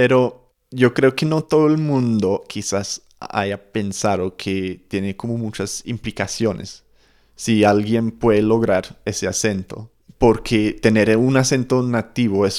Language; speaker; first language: Spanish; non-native, fluent; English